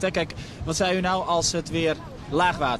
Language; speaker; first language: Dutch; native; Dutch